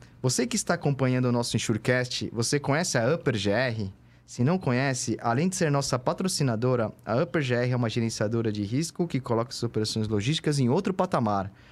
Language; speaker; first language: Portuguese; native; Portuguese